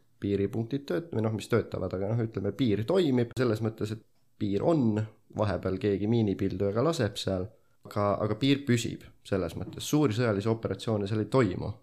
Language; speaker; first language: Estonian; native; Estonian